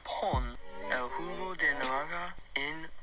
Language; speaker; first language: Spanish; non-native, learner; English